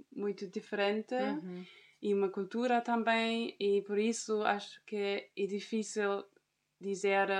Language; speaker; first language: Portuguese; non-native, fluent; German